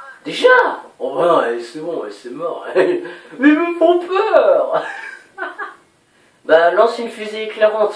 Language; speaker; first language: French; native; French